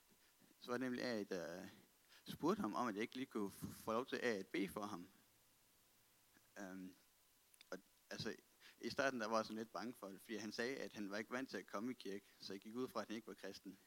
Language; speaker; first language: Danish; native; Danish